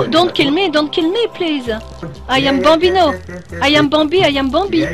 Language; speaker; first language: English; non-native, learner; French